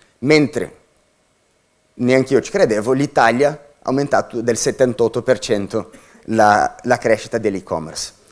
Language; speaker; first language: Italian; non-native, fluent; Portuguese